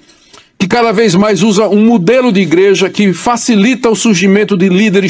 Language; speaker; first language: Portuguese; native; Portuguese